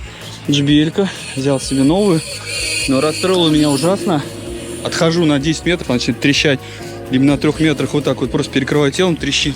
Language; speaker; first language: Russian; native; Russian